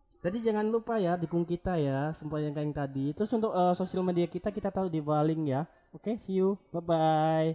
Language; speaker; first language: Indonesian; non-native, local second language; Javanese